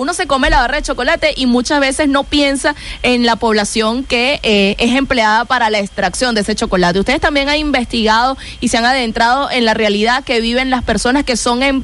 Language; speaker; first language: Spanish; native; Spanish